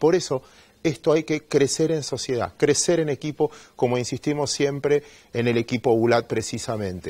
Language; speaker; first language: Spanish; native; Spanish